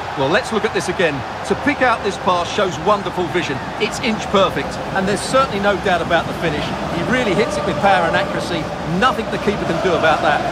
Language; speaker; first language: English; native; English